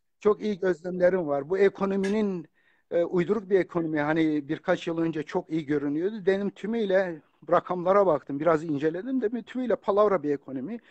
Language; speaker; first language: Turkish; non-native, local second language; Kurdish